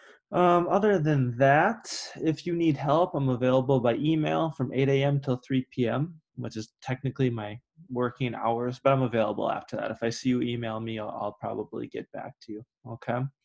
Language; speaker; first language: English; native; English